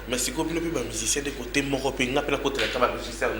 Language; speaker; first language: French; non-native, local second language; Lingala